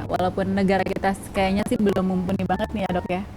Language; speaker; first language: Indonesian; native; Indonesian